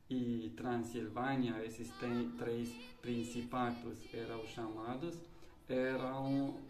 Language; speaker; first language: Portuguese; non-native, fluent; Romanian